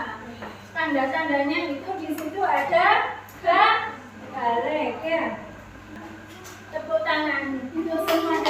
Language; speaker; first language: Indonesian; native; Indonesian